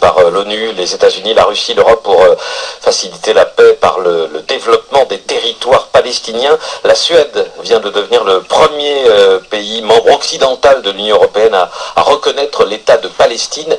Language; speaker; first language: French; native; French